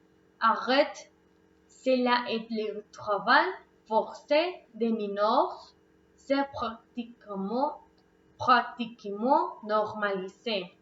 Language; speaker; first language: French; non-native, learner; Spanish